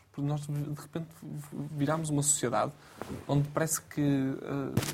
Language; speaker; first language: Portuguese; native; Portuguese